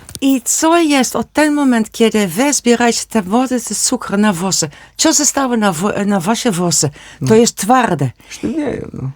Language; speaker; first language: Polish; non-native, learner; Dutch